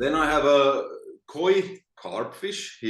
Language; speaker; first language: English; non-native, fluent; Finnish